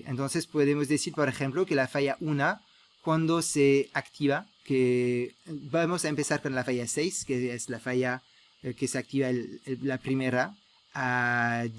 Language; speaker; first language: Spanish; non-native, fluent; French